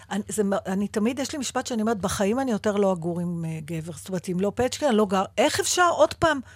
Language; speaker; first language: Hebrew; native; Hebrew